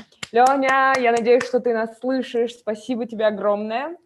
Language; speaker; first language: Russian; native; Russian